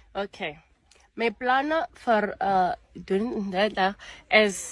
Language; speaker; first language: Afrikaans; non-native, learner; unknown